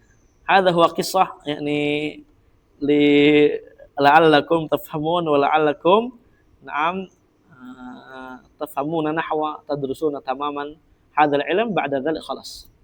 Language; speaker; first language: Arabic; non-native, fluent; Indonesian